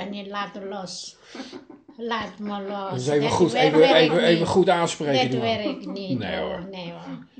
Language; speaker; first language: Dutch; non-native, learner; Nepali